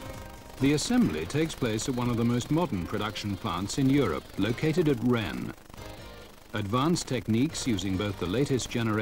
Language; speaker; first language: English; native; English